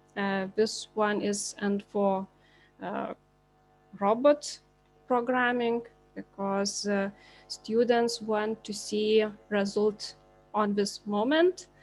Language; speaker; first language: English; non-native, learner; Lithuanian